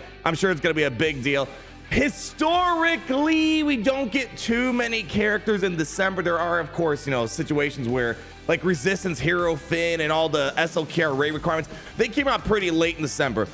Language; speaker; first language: English; native; English